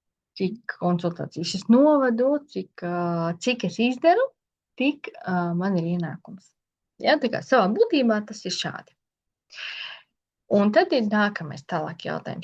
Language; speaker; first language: Latvian; native; Latvian